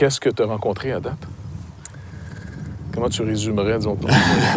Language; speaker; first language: French; native; French